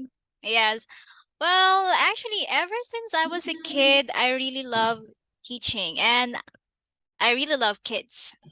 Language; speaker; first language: English; non-native, fluent; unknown